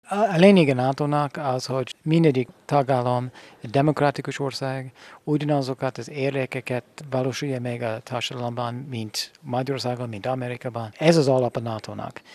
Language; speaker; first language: Hungarian; non-native, fluent; English